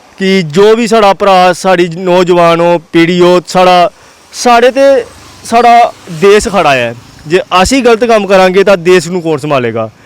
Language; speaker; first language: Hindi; non-native, local second language; Dogri